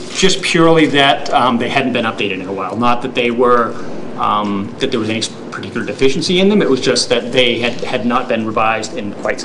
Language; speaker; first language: English; native; English